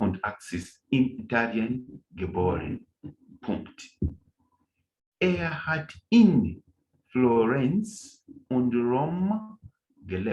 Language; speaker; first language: German; non-native, fluent; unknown